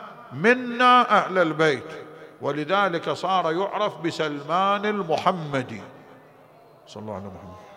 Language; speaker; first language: Arabic; native; Arabic